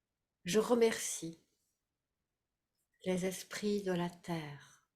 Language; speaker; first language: French; native; French